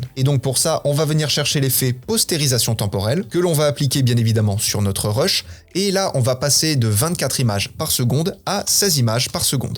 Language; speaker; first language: French; native; French